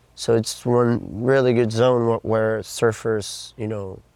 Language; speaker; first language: English; non-native, fluent; Portuguese